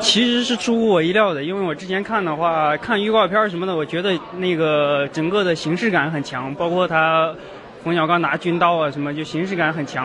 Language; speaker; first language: Chinese; native; Chinese